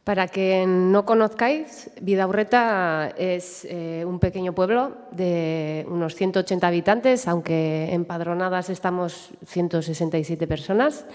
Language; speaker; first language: Spanish; native; Spanish